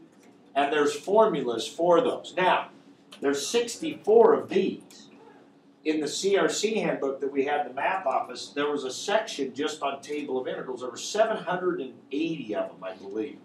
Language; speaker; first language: English; native; English